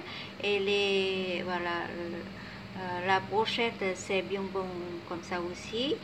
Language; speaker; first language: French; non-native, fluent; Vietnamese